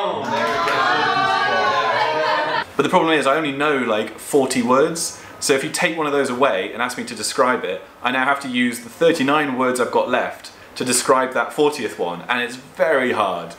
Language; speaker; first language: English; native; English